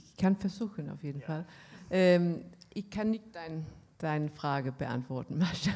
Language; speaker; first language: German; non-native, fluent; Danish